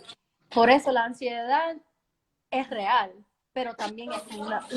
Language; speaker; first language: Spanish; early bilingual, heritage; English